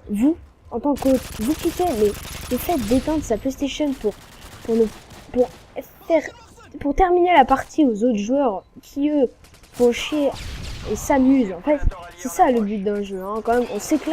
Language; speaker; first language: French; native; French